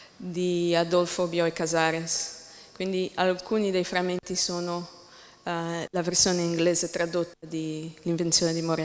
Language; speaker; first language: Italian; non-native, learner; English